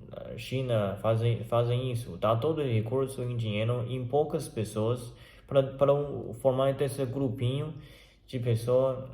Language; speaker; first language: Portuguese; non-native, learner; Chinese